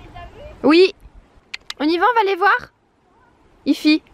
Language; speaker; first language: French; native; French